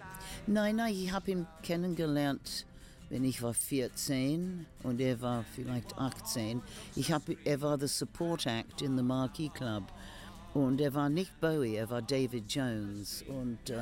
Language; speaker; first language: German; non-native, learner; English